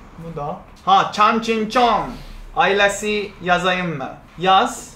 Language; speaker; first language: Turkish; non-native, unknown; Japanese